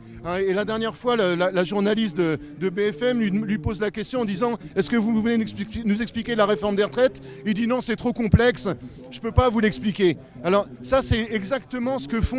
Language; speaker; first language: French; native; French